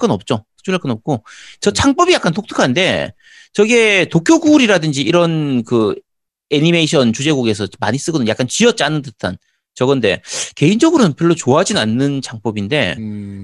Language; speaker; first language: Korean; native; Korean